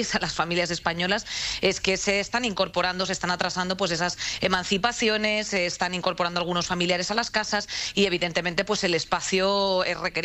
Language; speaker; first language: Spanish; native; Spanish